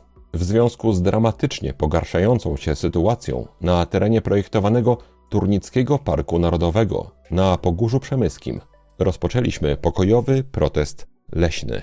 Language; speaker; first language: Polish; native; Polish